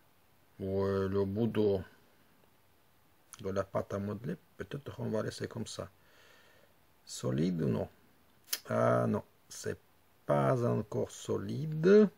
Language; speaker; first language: French; non-native, fluent; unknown